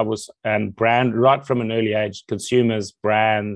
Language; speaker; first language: English; native; English